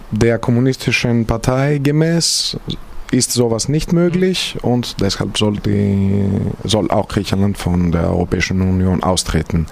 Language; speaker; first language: German; non-native, fluent; Greek